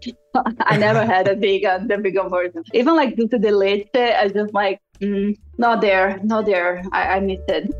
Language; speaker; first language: English; non-native, fluent; Portuguese